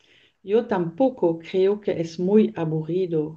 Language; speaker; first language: Spanish; non-native, learner; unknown